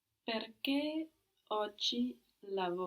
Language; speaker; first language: Italian; non-native, learner; English